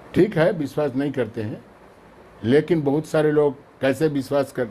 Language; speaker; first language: Hindi; non-native, local second language; Bangla